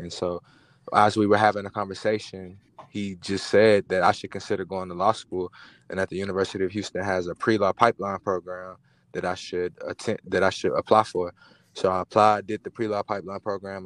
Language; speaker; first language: English; native; English